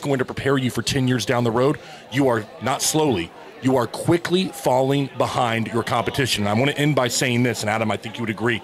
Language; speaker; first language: English; native; English